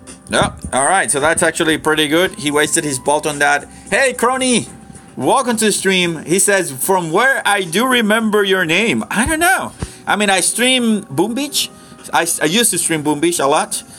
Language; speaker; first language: English; non-native, fluent; Spanish